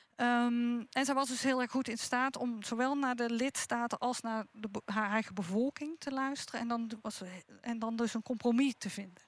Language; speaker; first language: Dutch; native; Dutch